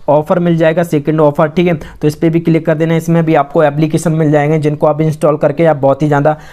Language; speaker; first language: Hindi; native; Hindi